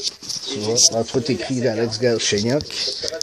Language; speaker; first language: French; native; French